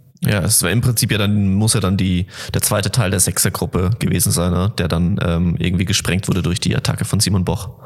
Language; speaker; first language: German; native; German